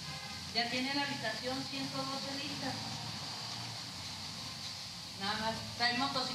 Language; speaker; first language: Spanish; native; Spanish